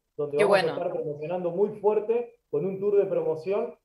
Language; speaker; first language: Spanish; native; Spanish